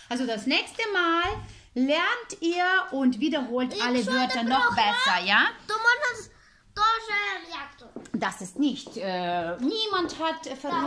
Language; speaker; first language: German; non-native, fluent; Ukrainian